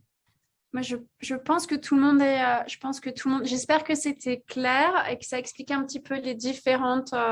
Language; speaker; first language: French; native; French